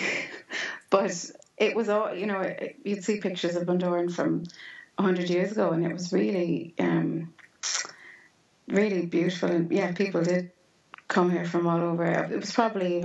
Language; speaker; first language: English; native; English